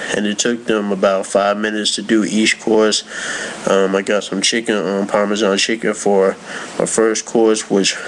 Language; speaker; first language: English; native; English